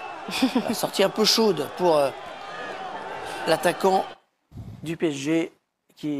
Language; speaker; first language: French; native; French